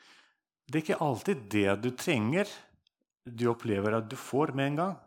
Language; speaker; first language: Norwegian; non-native, fluent; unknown